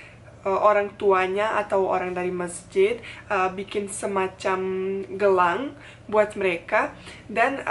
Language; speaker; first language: Indonesian; non-native, fluent; Bosnian